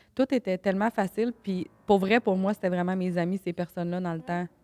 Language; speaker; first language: French; native; French